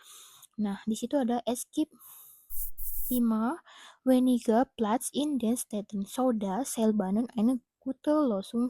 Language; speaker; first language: German; non-native, fluent; Indonesian